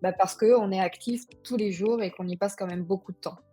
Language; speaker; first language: French; native; French